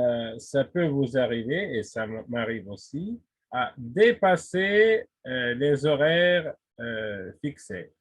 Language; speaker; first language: French; non-native, fluent; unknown